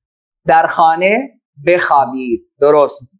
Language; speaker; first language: Persian; non-native, fluent; Urdu